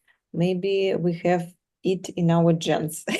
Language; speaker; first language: English; non-native, fluent; Russian